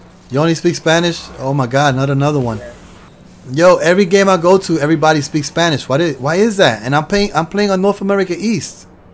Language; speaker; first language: English; early bilingual, other home language; Spanish